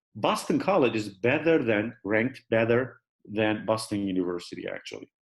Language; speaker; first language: English; non-native, fluent; Turkish